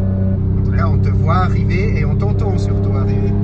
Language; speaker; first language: French; native; French